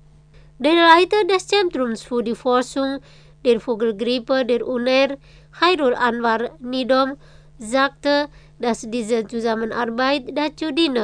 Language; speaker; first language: German; non-native, fluent; Indonesian